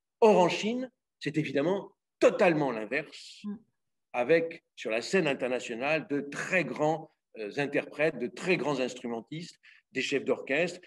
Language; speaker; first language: French; native; French